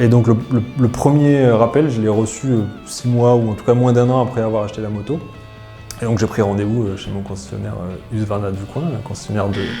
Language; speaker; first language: French; native; French